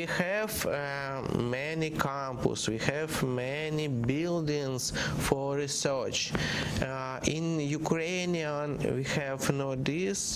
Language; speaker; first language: English; non-native, learner; Ukrainian